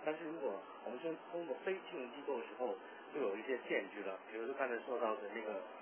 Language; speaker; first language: Chinese; non-native, local second language; Cantonese